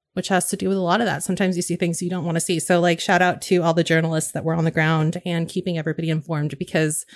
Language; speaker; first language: English; native; English